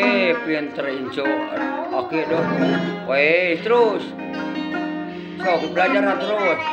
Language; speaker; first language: Indonesian; non-native, local second language; Sundanese